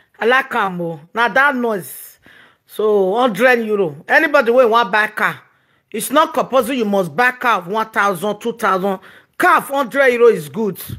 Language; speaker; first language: Nigerian Pidgin; non-native, local second language; Yoruba